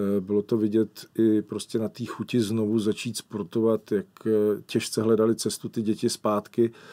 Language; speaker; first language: Czech; native; Czech